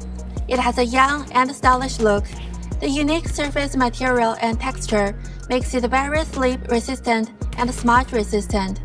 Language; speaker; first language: English; non-native, fluent; Chinese